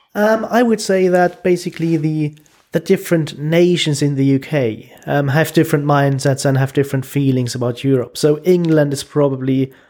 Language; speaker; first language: English; non-native, fluent; German